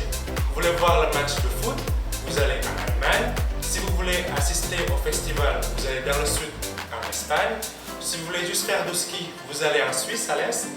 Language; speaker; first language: French; non-native, fluent; Indonesian